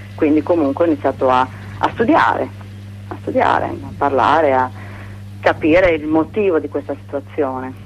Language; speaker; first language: Italian; native; Italian